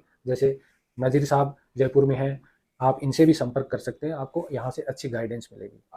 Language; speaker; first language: Hindi; native; Hindi